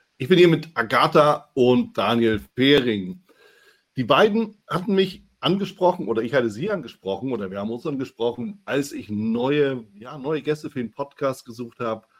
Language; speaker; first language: German; native; German